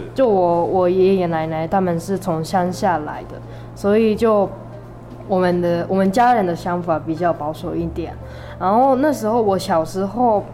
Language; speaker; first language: Chinese; non-native, fluent; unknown